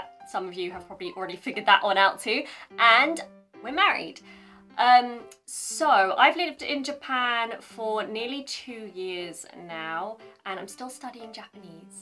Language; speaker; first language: English; native; English